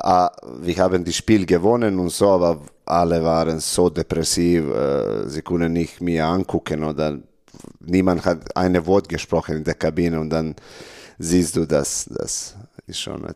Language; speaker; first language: German; non-native, learner; Serbian